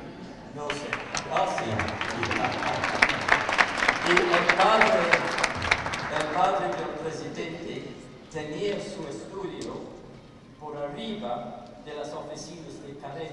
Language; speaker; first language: Spanish; non-native, fluent; English